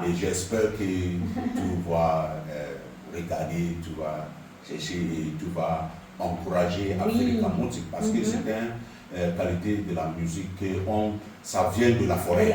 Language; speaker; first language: French; non-native, local second language; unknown